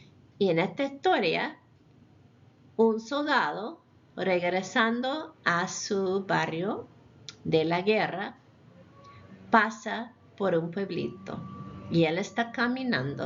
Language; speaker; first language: Spanish; non-native, fluent; English